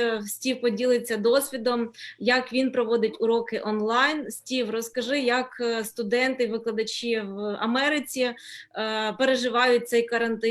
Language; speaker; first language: Ukrainian; native; Ukrainian